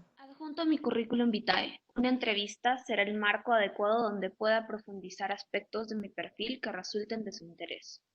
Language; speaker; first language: Spanish; native; Spanish